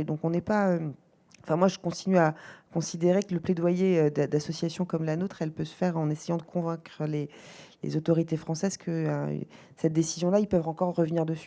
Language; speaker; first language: French; native; French